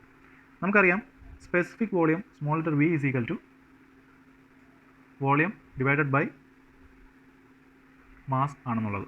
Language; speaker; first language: Malayalam; native; Malayalam